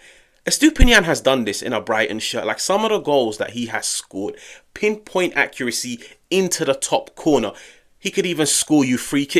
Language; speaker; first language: English; native; English